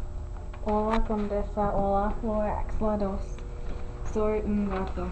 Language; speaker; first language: Spanish; non-native, learner; English